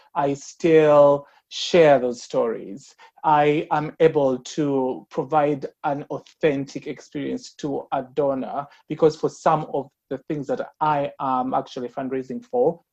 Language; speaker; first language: English; non-native, local second language; Ganda